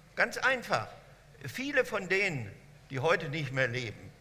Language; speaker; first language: German; non-native, fluent; French